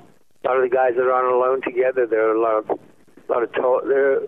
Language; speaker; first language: English; native; English